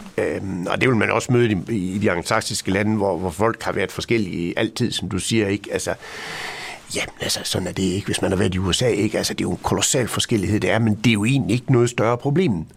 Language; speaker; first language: Danish; native; Danish